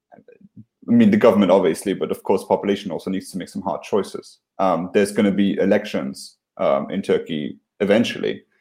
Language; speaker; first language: English; non-native, fluent; Luxembourgish